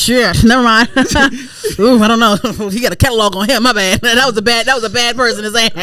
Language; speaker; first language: English; native; English